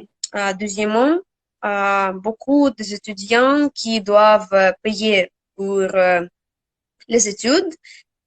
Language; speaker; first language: French; non-native, learner; Russian